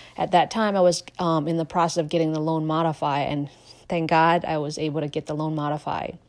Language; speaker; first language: English; non-native, fluent; Lao